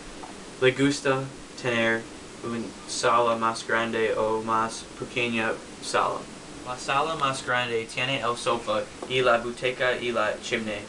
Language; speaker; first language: Spanish; non-native, learner; English